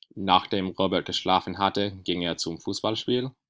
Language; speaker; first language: German; non-native, learner; English